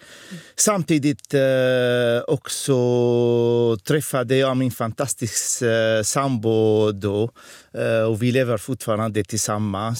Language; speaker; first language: Swedish; non-native, fluent; Arabic